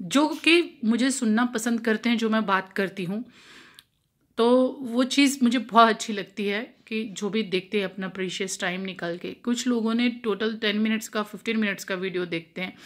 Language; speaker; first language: Hindi; non-native, local second language; Punjabi